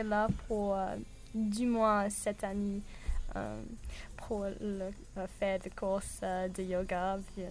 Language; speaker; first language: French; non-native, learner; English